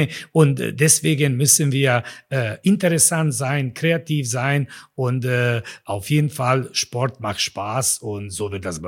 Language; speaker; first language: German; non-native, fluent; Bosnian